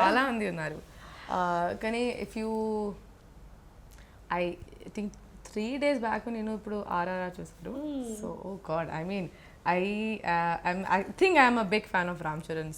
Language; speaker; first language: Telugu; non-native, learner; Malayalam